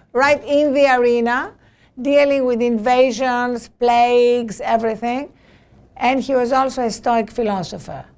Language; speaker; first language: English; non-native, fluent; Greek